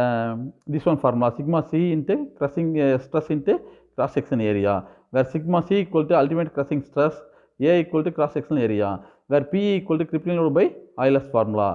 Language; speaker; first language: English; non-native, local second language; Tamil